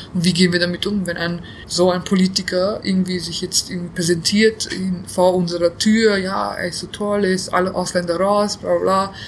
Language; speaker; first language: German; early bilingual, other home language; Bosnian